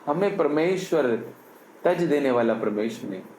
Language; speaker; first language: Hindi; non-native, local second language; Tamil